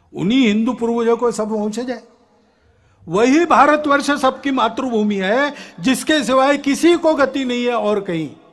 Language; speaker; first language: Hindi; non-native, local second language; Marathi